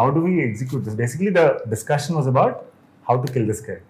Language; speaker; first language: English; non-native, local second language; Kannada